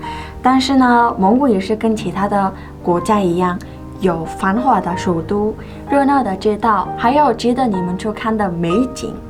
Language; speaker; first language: Chinese; non-native, fluent; Mongolian